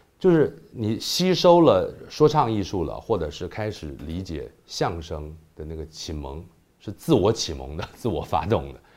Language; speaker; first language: Chinese; native; Chinese